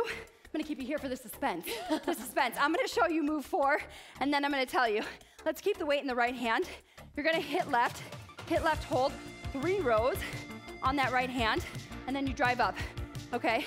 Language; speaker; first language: English; native; English